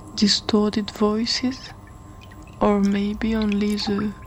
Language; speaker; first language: English; non-native, fluent; French